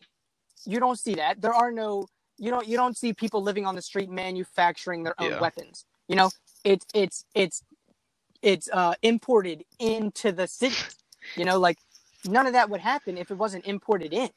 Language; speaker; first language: English; native; English